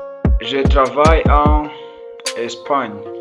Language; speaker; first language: French; non-native, local second language; Kinyarwanda